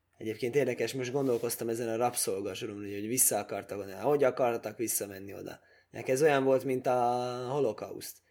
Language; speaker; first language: Hungarian; early bilingual, heritage; Hungarian